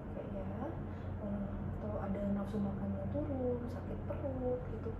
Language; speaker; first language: Indonesian; native; Indonesian